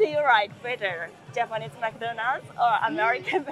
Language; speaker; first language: English; non-native, learner; Japanese